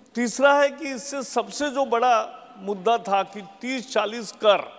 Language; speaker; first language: Hindi; non-native, local second language; Marathi